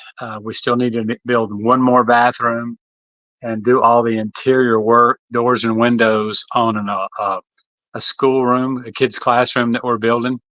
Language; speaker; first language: English; native; English